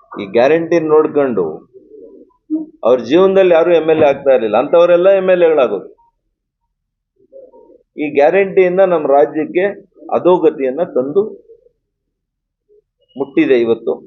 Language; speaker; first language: Kannada; native; Kannada